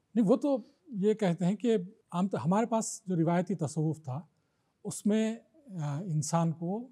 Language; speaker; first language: Urdu; native; Urdu